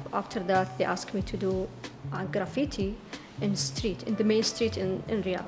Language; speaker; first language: English; non-native, learner; Arabic